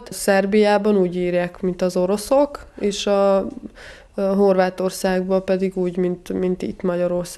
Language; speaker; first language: Hungarian; non-native, fluent; Serbian